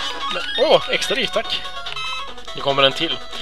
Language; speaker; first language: Swedish; native; Swedish